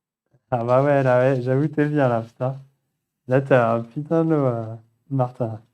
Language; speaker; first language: French; native; French